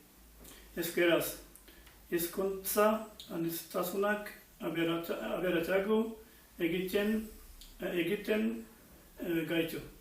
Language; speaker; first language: Basque; non-native, learner; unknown